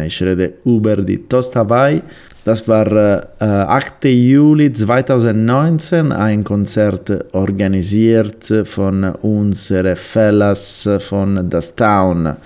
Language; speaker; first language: German; non-native, learner; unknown